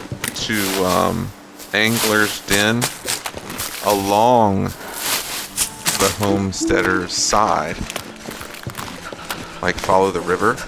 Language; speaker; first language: English; native; English